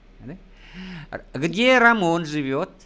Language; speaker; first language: Russian; non-native, fluent; Vietnamese